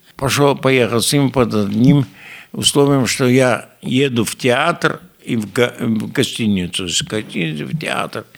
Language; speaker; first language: Russian; non-native, fluent; Yiddish